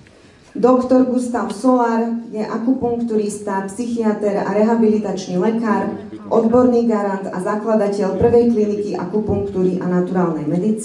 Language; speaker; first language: Slovak; native; Slovak